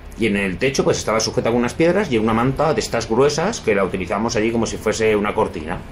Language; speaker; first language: Spanish; native; Spanish